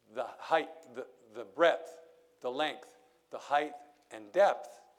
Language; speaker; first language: English; native; English